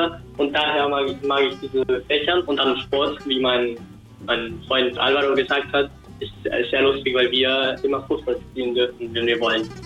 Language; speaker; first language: German; non-native, fluent; Spanish